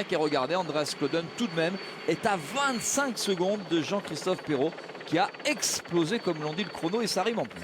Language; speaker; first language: French; native; French